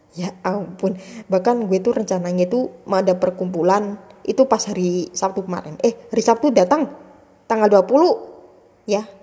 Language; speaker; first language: Indonesian; non-native, local second language; Javanese